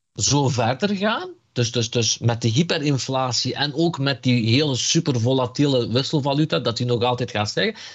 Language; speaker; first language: Dutch; native; Dutch